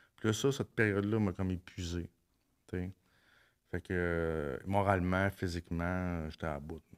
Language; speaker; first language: French; native; French